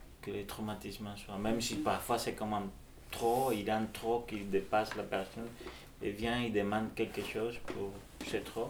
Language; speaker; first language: French; non-native, fluent; Spanish